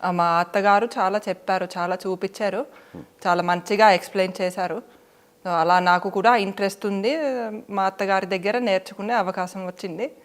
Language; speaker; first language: Telugu; non-native, fluent; Finnish